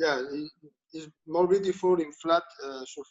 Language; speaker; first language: English; non-native, learner; Spanish